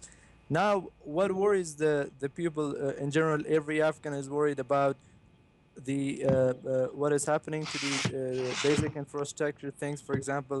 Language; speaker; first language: English; non-native, fluent; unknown